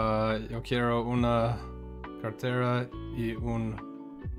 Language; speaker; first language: Spanish; non-native, learner; English